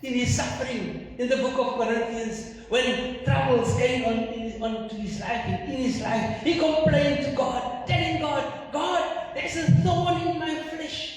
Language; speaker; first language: English; non-native, local second language; Afrikaans